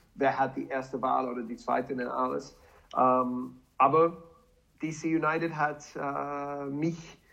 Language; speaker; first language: German; non-native, learner; English